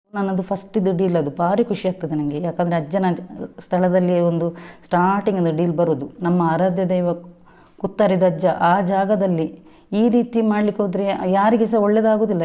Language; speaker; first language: Kannada; non-native, local second language; Tulu